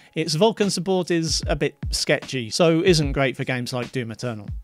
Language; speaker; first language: English; native; English